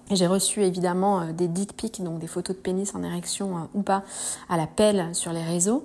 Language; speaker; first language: French; native; French